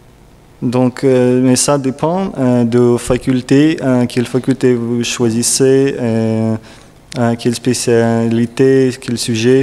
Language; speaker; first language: French; non-native, learner; Russian